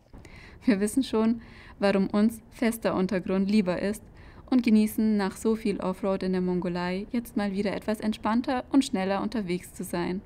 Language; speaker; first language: German; native; German